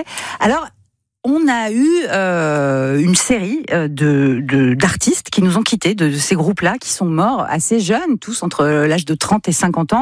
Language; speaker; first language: French; native; French